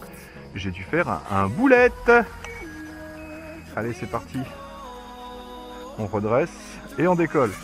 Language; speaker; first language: French; native; French